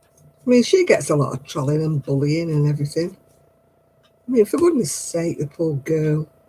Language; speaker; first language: English; native; English